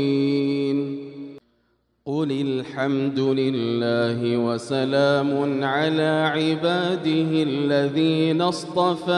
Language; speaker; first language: Arabic; native; Arabic